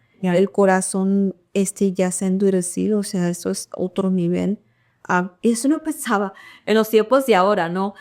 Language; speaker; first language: Spanish; early bilingual, heritage; Spanish